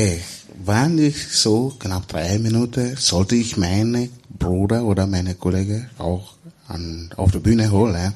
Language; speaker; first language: German; non-native, learner; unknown